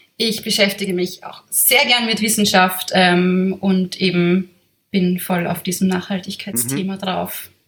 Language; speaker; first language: German; native; German